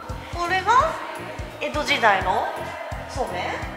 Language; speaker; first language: Japanese; native; Japanese